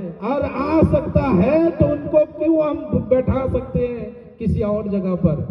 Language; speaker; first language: Urdu; non-native, local second language; Bangla